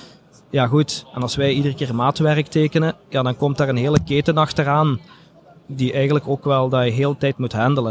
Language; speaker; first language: Dutch; native; Dutch